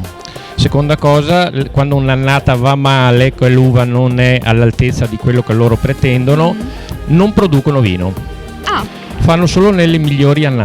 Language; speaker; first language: Italian; native; Italian